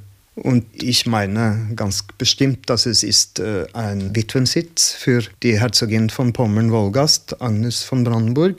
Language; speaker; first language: German; non-native, learner; Norwegian